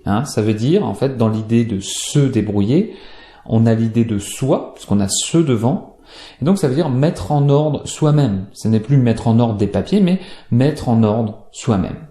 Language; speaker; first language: French; native; French